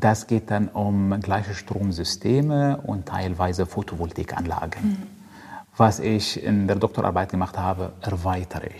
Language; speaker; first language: German; non-native, fluent; Arabic